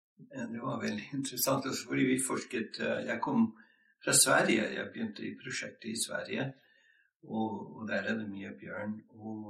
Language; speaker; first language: Norwegian; non-native, fluent; English